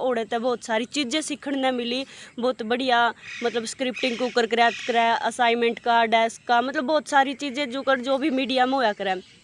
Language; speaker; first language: Hindi; native; Hindi